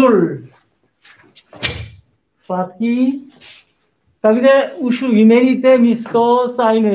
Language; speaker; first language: Czech; non-native, learner; Korean